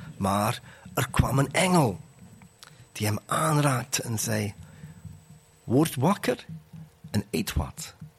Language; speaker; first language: Dutch; non-native, fluent; English